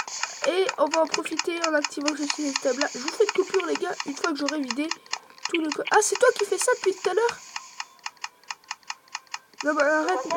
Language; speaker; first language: French; native; French